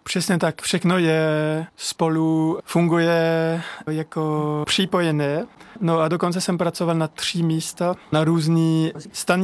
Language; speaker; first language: Czech; non-native, fluent; French